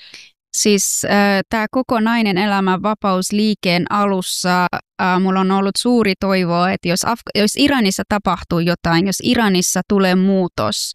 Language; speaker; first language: Finnish; early bilingual, other home language; Persian